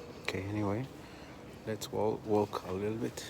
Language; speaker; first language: English; non-native, learner; Spanish